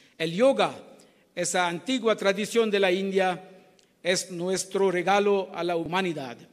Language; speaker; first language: Spanish; non-native, learner; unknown